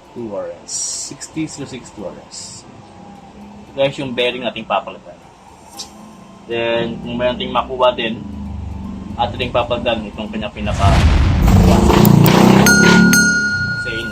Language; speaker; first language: Filipino; native; Filipino